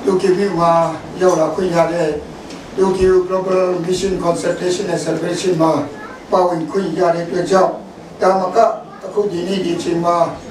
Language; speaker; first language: Burmese; non-native, local second language; Kachin